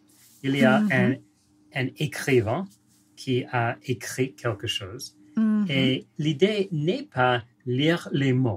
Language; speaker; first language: French; non-native, learner; English